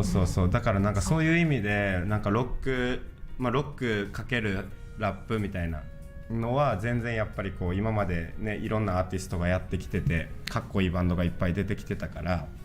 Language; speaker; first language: Japanese; native; Japanese